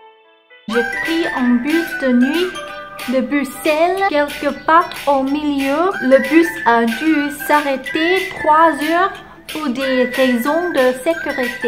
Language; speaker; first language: French; non-native, learner; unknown